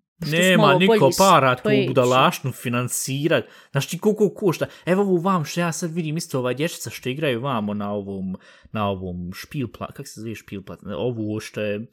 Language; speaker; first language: Bosnian; early bilingual, heritage; Bosnian